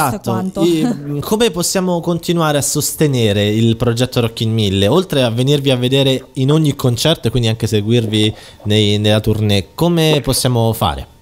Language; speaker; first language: Italian; native; Italian